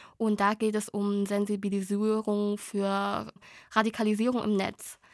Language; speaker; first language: German; early bilingual, other home language; Vietnamese